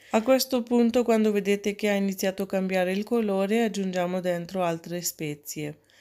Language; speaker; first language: Italian; non-native, fluent; Urdu